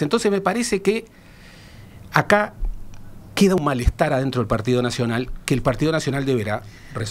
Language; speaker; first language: Spanish; native; Spanish